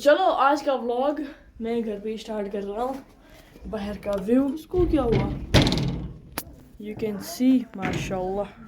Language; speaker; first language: Hindi; non-native, local second language; Kashmiri